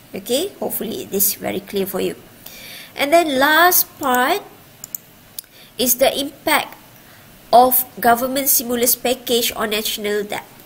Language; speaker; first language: English; non-native, local second language; Malay